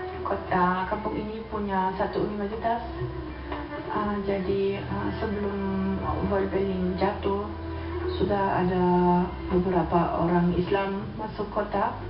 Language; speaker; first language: Indonesian; non-native, learner; German